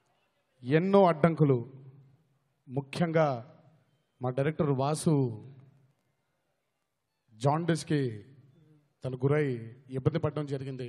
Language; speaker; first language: Telugu; native; Telugu